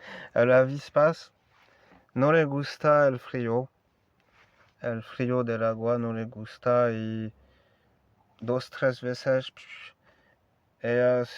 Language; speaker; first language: Spanish; non-native, learner; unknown